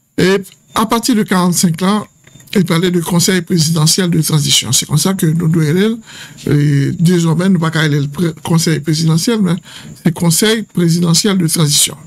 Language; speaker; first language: French; non-native, local second language; Haitian Creole